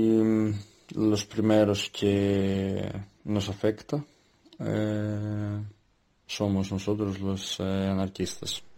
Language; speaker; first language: Spanish; non-native, fluent; Greek